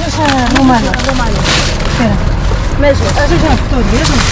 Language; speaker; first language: Spanish; non-native, learner; Arabic